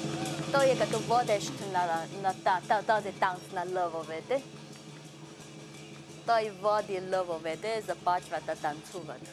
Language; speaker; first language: Bulgarian; non-native, fluent; Chinese